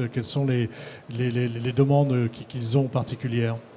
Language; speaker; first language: French; native; French